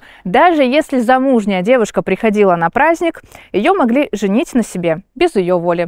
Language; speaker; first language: Russian; native; Russian